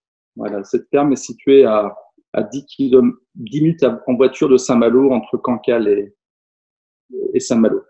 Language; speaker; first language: French; native; French